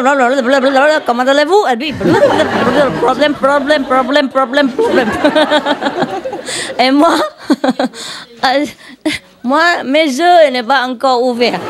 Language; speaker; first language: French; non-native, learner; Vietnamese